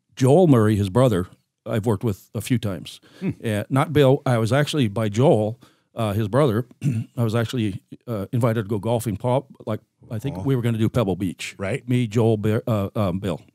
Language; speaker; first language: English; native; English